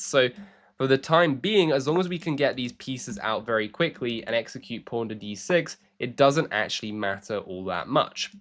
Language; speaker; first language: English; native; English